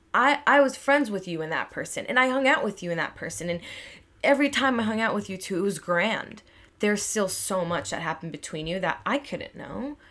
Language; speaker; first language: English; native; English